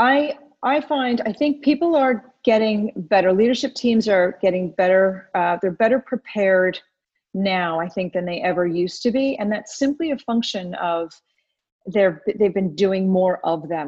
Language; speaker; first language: English; native; English